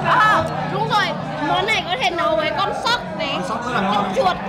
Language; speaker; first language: Vietnamese; non-native, fluent; Lao